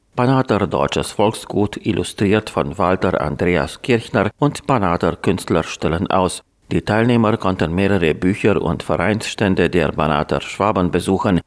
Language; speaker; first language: German; native; German